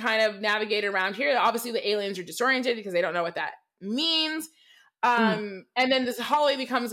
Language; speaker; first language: English; native; English